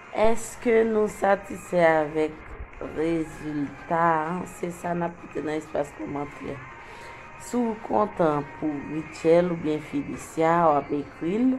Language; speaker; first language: French; non-native, local second language; Haitian Creole